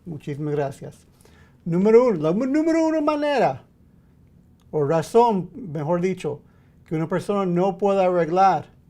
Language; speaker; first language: Spanish; early bilingual, heritage; English